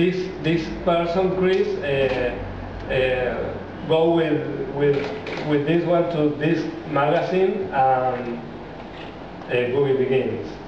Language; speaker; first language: English; non-native, learner; Spanish